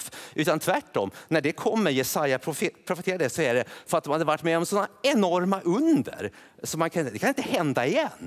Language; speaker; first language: Swedish; native; Swedish